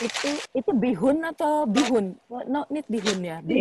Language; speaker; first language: Dutch; non-native, learner; Indonesian